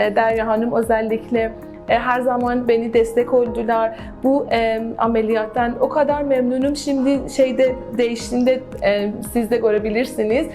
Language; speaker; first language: Turkish; non-native, learner; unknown